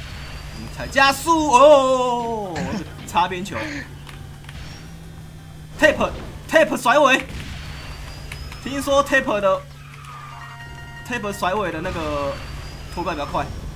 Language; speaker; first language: Chinese; native; Chinese